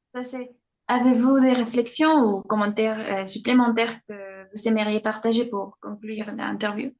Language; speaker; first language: French; non-native, fluent; Spanish